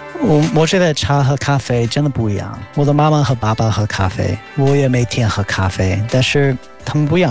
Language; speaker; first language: Chinese; non-native, fluent; English